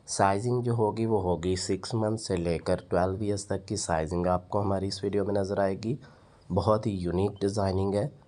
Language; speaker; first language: Urdu; native; Urdu